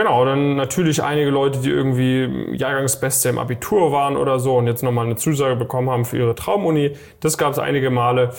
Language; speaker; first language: German; native; German